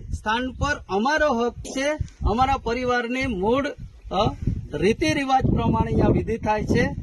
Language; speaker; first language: Gujarati; non-native, local second language; Bhili